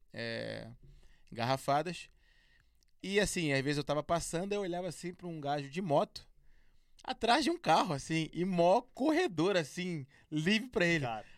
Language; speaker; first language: Portuguese; native; Portuguese